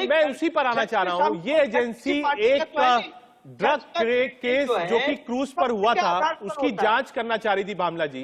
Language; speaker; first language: Hindi; native; Hindi